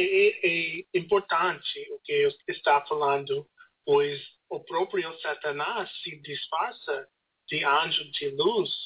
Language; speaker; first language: Portuguese; non-native, learner; English